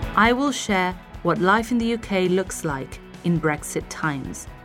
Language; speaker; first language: English; non-native, fluent; Italian